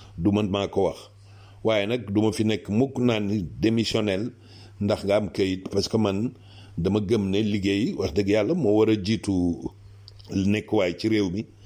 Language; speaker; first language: Wolof; non-native, local second language; Serer